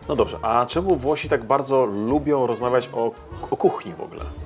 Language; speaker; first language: Polish; native; Polish